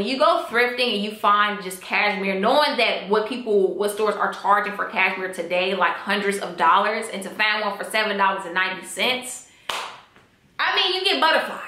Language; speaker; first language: English; native; English